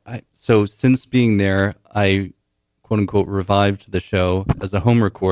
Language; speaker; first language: English; native; English